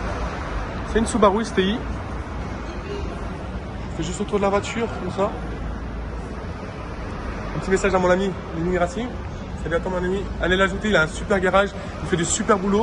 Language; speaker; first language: French; native; French